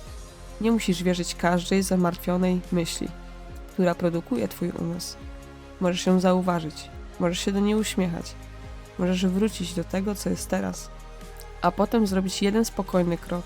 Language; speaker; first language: Polish; native; Polish